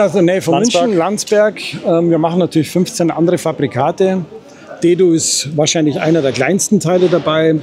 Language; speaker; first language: German; native; German